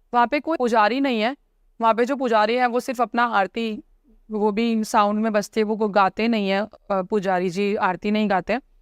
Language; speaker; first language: Hindi; native; Hindi